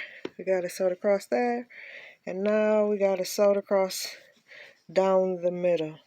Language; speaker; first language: English; native; English